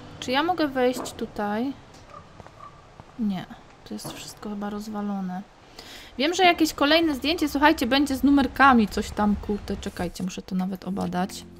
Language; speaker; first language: Polish; native; Polish